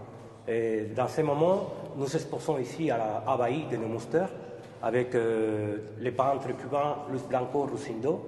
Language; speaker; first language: French; non-native, fluent; Spanish